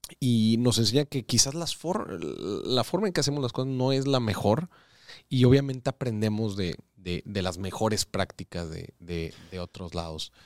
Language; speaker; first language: Spanish; native; Spanish